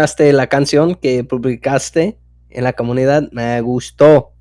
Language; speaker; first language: Spanish; non-native, fluent; English